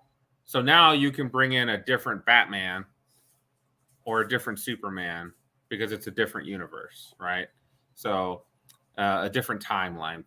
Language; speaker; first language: English; native; English